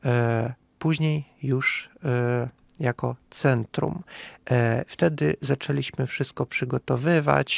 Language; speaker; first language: Polish; non-native, fluent; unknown